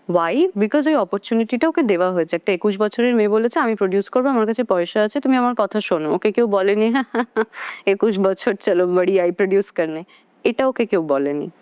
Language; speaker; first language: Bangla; non-native, local second language; Hindi